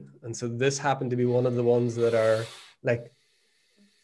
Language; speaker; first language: English; native; English